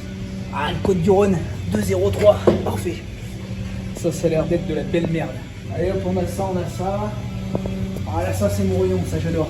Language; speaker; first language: French; native; French